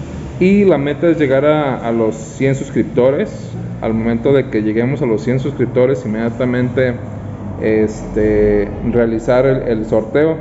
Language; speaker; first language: Spanish; native; Spanish